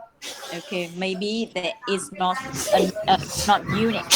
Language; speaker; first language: English; non-native, learner; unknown